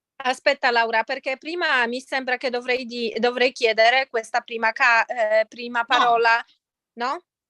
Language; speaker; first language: Italian; non-native, fluent; Polish